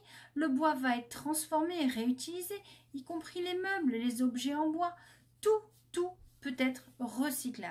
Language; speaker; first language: French; native; French